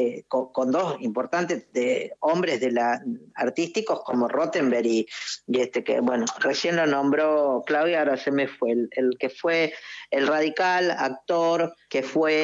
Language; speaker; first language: Spanish; native; Spanish